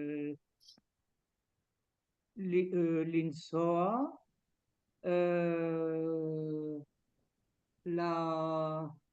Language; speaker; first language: Hebrew; non-native, learner; French